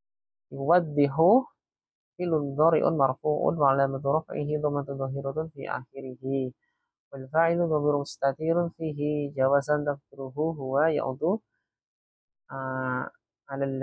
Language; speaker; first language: Arabic; non-native, fluent; Indonesian